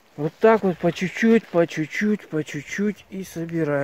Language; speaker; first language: Russian; native; Russian